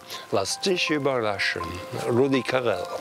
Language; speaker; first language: German; native; German